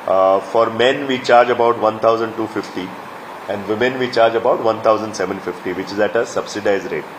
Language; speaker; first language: English; non-native, local second language; Konkani